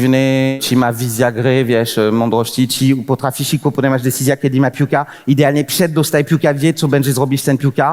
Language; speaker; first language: Polish; non-native, fluent; French